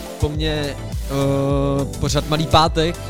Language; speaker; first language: Czech; native; Czech